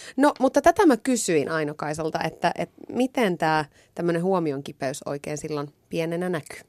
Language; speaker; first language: Finnish; native; Finnish